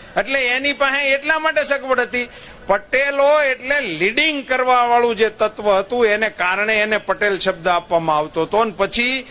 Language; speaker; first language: Gujarati; native; Gujarati